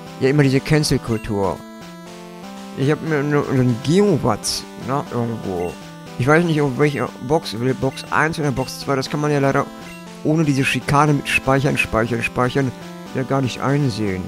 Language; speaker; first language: German; native; German